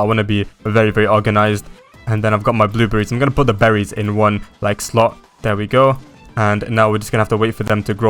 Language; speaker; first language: English; native; English